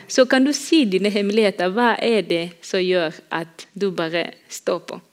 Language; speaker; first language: Norwegian; non-native, fluent; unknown